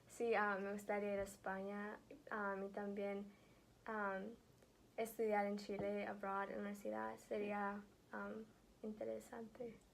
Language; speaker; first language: Spanish; early bilingual, heritage; Spanish